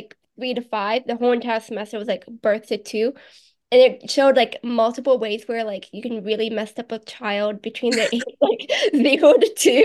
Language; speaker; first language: English; early bilingual, other home language; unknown